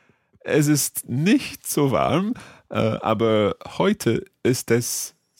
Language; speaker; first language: German; non-native, learner; English